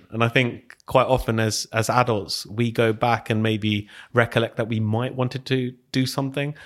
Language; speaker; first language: English; native; English